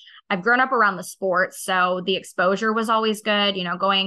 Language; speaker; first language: English; native; English